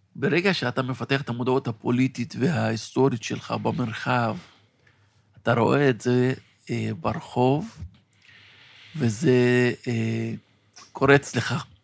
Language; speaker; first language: Hebrew; non-native, local second language; Arabic